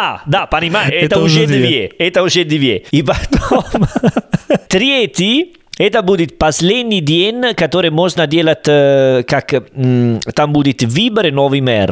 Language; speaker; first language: Russian; non-native, learner; Italian